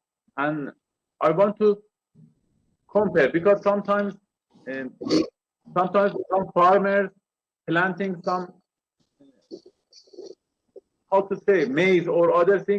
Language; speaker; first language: English; non-native, learner; Persian